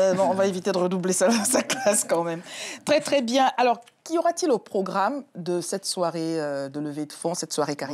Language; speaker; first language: French; native; French